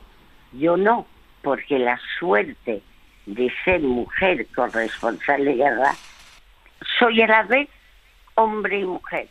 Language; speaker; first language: Spanish; early bilingual, other home language; French